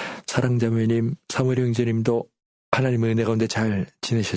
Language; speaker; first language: Korean; native; Korean